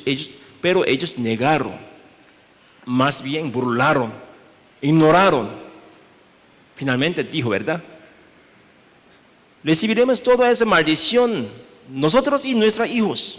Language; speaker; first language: Spanish; non-native, learner; Korean